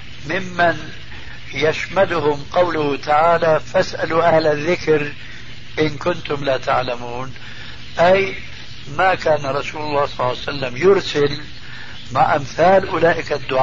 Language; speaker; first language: Arabic; early bilingual, other home language; Albanian